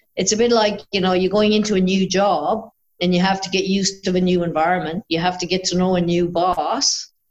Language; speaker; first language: English; native; English